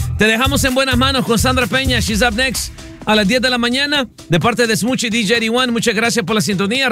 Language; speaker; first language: Spanish; early bilingual, heritage; Spanish